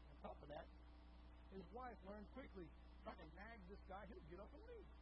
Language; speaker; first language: English; native; English